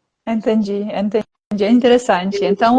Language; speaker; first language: Portuguese; non-native, fluent; Polish